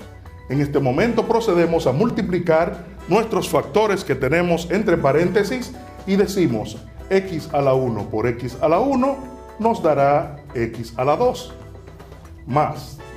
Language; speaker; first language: Spanish; native; Spanish